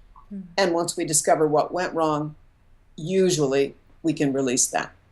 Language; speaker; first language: English; native; English